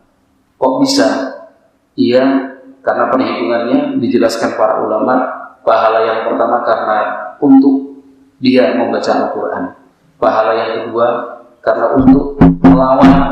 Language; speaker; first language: Indonesian; native; Indonesian